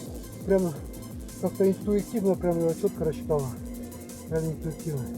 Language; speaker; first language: Russian; native; Russian